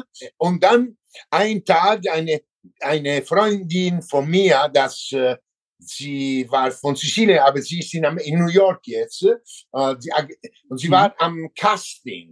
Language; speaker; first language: German; non-native, learner; Italian